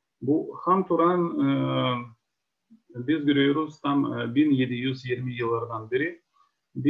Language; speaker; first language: Turkish; non-native, fluent; Ukrainian